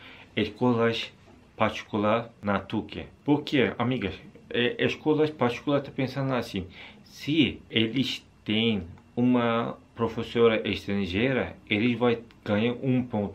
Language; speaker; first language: Portuguese; non-native, learner; Turkish